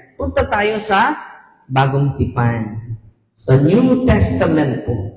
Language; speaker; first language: Filipino; non-native, local second language; Cebuano